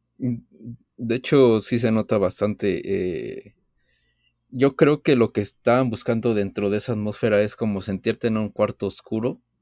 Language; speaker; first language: Spanish; native; Spanish